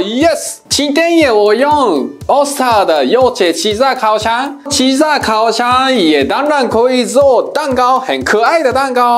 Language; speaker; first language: Chinese; non-native, fluent; Japanese